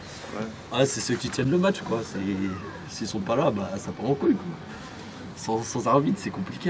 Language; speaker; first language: French; native; French